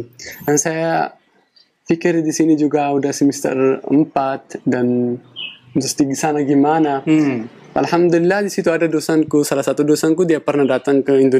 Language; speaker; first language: Indonesian; non-native, fluent; Pashto